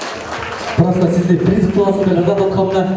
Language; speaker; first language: Kyrgyz; native; Kyrgyz